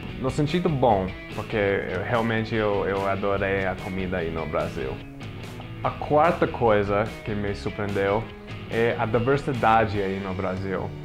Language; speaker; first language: Portuguese; non-native, fluent; English